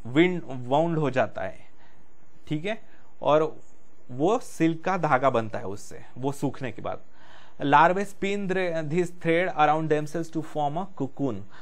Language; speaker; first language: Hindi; non-native, local second language; Marathi